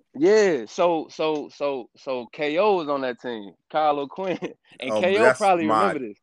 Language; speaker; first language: English; native; English